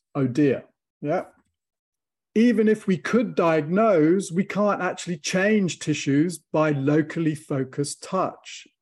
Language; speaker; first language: English; native; English